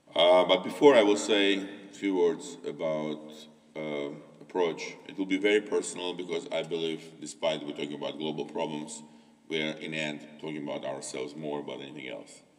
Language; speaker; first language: English; non-native, fluent; Armenian